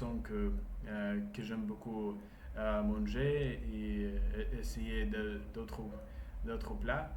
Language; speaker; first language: French; non-native, learner; Russian